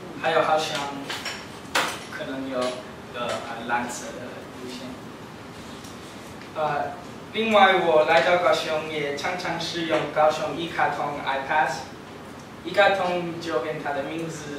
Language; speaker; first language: Chinese; non-native, learner; English